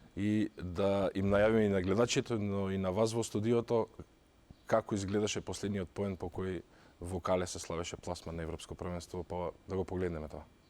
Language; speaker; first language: Macedonian; native; Macedonian